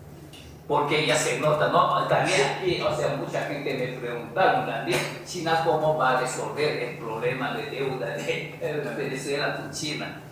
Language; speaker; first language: Spanish; non-native, fluent; Chinese